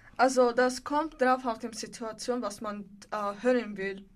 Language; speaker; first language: German; non-native, learner; Bulgarian